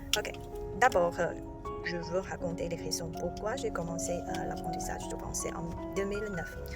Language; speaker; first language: French; non-native, learner; Chinese